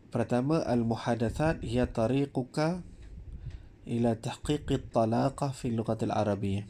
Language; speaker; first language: Arabic; non-native, fluent; Malay